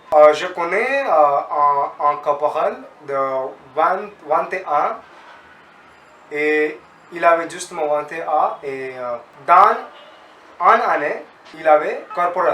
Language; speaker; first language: French; non-native, learner; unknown